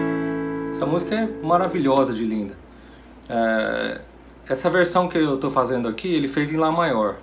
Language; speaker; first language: Portuguese; native; Portuguese